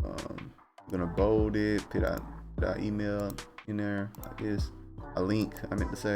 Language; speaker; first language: English; native; English